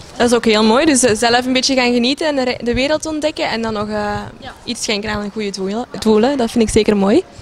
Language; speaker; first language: Dutch; native; Dutch